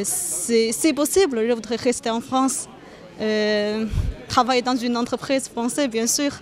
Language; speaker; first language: French; non-native, fluent; Chinese